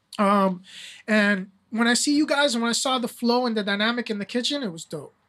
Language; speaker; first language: English; early bilingual, other home language; Spanish